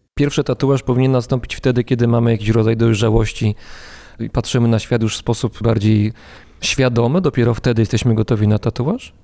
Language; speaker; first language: Polish; native; Polish